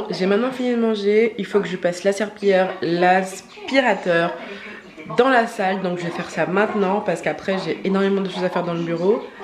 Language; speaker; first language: French; native; French